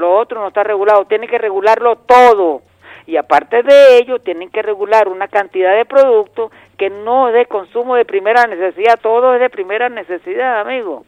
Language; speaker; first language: Spanish; native; Spanish